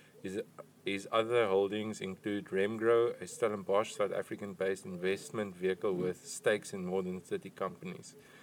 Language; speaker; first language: English; non-native, local second language; Afrikaans